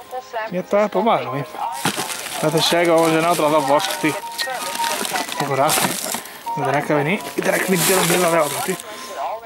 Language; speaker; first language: Spanish; native; Spanish